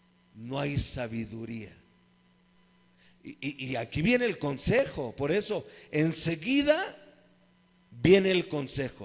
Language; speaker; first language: Spanish; native; Spanish